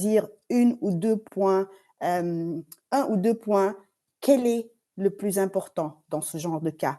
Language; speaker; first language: French; non-native, fluent; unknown